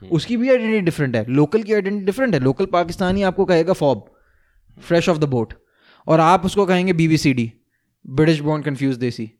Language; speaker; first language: Urdu; native; Urdu